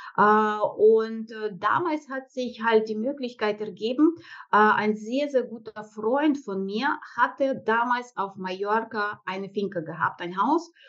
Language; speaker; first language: German; non-native, fluent; Russian